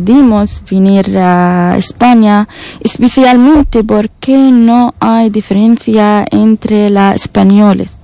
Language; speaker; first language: Spanish; non-native, learner; Arabic